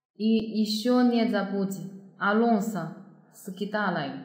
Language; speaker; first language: Russian; non-native, fluent; Chinese